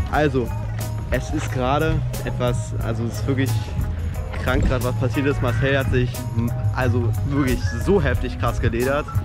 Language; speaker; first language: German; native; German